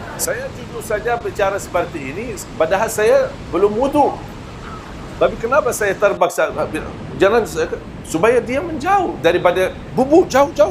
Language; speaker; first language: Malay; non-native, fluent; Arabic